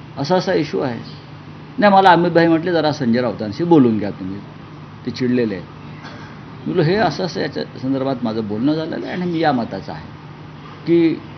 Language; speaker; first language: Marathi; native; Marathi